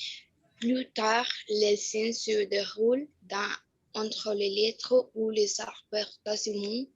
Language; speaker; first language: French; non-native, learner; Spanish